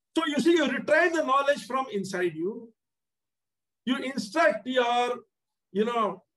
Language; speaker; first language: English; non-native, local second language; Tamil